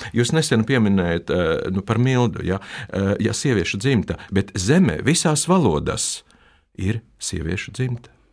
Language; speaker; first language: Latvian; non-native, local second language; Russian